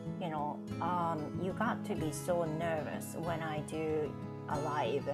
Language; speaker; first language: English; non-native, fluent; Japanese